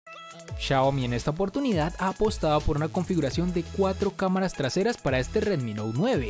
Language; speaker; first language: Spanish; native; Spanish